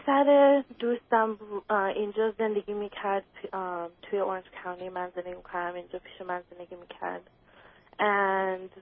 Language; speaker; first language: Persian; early bilingual, other home language; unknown